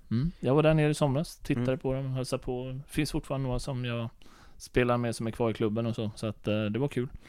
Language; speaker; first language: Swedish; early bilingual, other home language; Bosnian